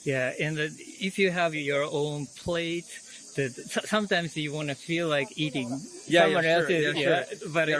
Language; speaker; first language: English; non-native, fluent; Japanese